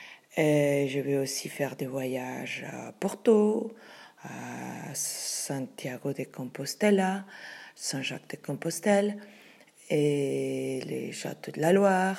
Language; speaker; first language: French; non-native, fluent; Spanish